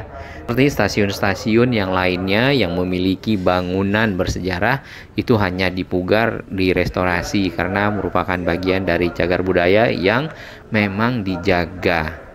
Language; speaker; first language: Indonesian; native; Indonesian